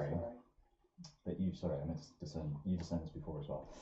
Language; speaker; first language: English; native; English